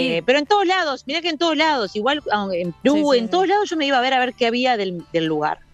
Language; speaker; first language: Spanish; native; Spanish